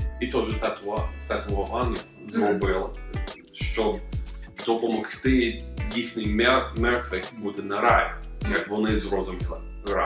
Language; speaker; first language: Ukrainian; non-native, learner; English